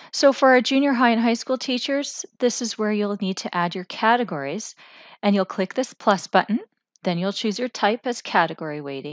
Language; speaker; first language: English; native; English